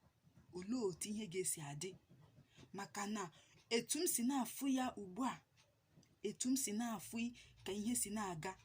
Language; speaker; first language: Igbo; native; Igbo